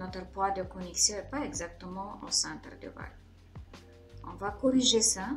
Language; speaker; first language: French; non-native, fluent; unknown